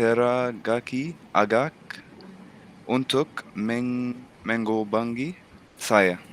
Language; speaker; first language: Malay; non-native, learner; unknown